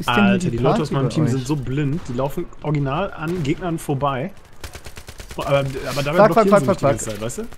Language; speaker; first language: German; native; German